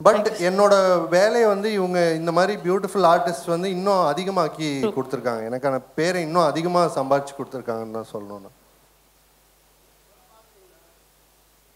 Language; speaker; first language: Tamil; native; Tamil